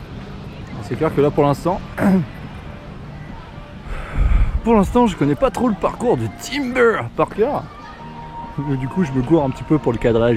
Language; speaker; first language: French; native; French